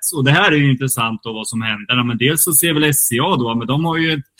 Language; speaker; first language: Swedish; native; Swedish